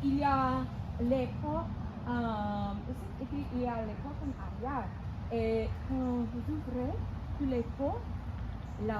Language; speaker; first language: French; non-native, local second language; English